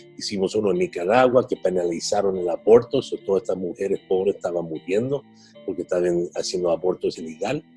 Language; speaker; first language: Spanish; early bilingual, heritage; Spanish